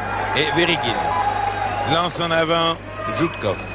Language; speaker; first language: French; native; French